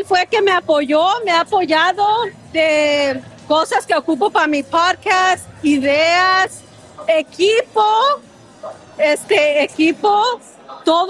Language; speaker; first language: Spanish; early bilingual, heritage; Spanish